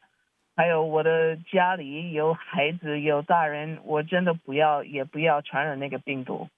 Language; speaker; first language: Chinese; early bilingual, heritage; Chinese